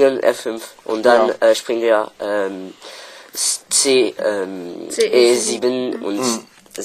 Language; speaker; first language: German; non-native, learner; French